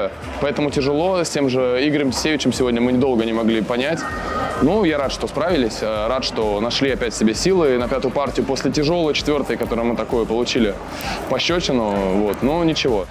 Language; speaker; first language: Russian; native; Russian